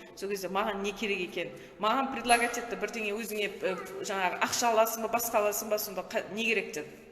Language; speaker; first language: Kazakh; native; Kazakh